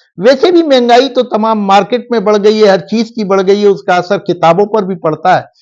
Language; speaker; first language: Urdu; non-native, local second language; Pashto